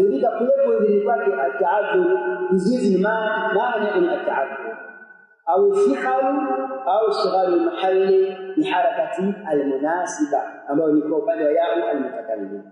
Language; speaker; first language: Arabic; non-native, fluent; Swahili